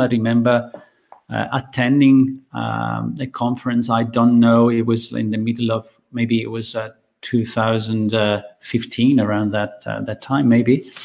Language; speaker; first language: English; non-native, fluent; Italian